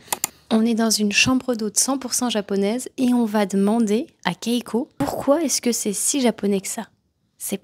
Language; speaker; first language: French; native; French